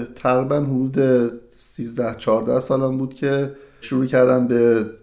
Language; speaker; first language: Persian; native; Persian